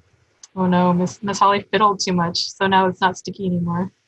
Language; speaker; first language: English; native; English